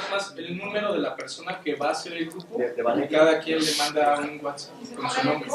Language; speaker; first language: Spanish; native; Spanish